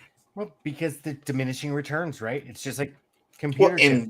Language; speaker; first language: English; native; English